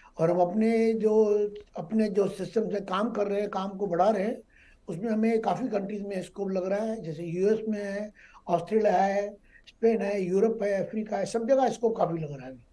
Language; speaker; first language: Hindi; non-native, local second language; Gujarati